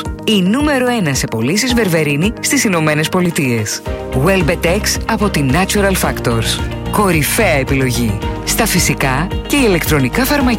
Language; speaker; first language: Greek; native; Greek